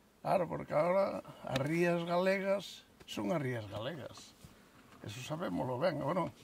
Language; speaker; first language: Galician; native; Galician